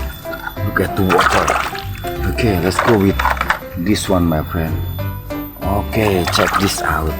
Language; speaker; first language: English; non-native, learner; Indonesian